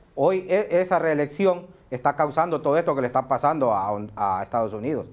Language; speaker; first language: Spanish; native; Spanish